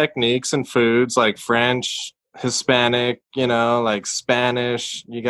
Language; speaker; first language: English; native; English